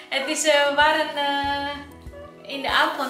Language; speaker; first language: Dutch; non-native, learner; Indonesian